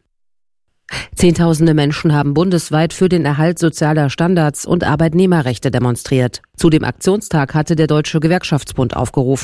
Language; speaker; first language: German; native; German